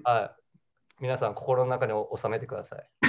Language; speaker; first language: Japanese; native; Japanese